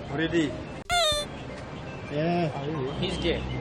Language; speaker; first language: English; non-native, learner; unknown